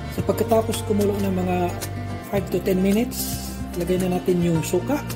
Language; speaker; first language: Filipino; non-native, local second language; Cebuano